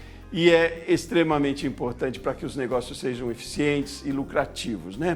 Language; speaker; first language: Portuguese; native; Portuguese